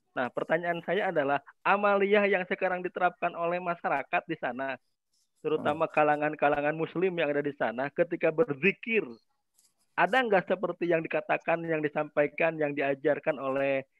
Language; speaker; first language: Indonesian; native; Indonesian